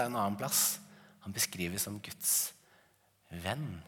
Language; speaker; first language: Norwegian; native; Norwegian